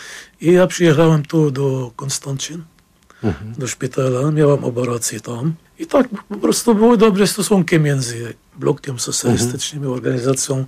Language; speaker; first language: Polish; non-native, fluent; Arabic